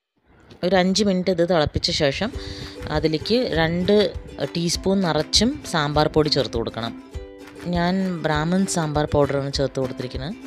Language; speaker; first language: Malayalam; native; Malayalam